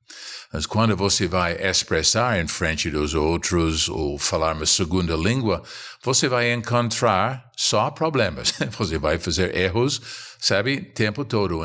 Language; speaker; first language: Portuguese; non-native, fluent; English